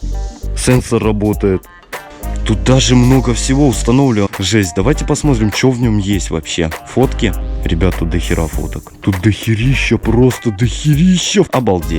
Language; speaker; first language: Russian; native; Russian